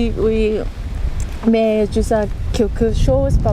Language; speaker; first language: French; non-native, learner; Thai